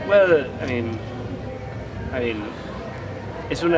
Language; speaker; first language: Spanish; non-native, fluent; English